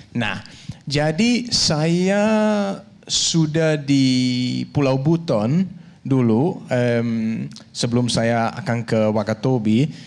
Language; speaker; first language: Indonesian; non-native, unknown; Danish